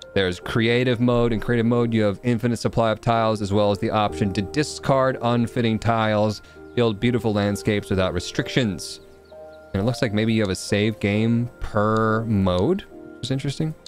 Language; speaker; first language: English; native; English